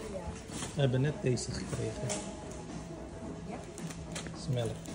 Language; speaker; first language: Dutch; non-native, fluent; Indonesian